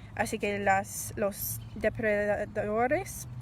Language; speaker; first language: Spanish; non-native, learner; English